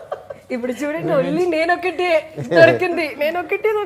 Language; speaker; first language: Telugu; non-native, learner; Malayalam